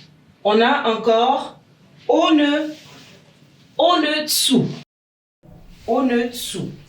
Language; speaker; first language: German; non-native, fluent; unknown